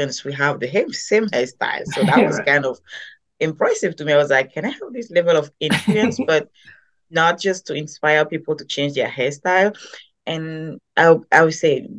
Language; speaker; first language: English; non-native, local second language; French